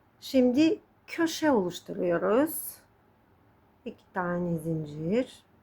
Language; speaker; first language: Turkish; non-native, fluent; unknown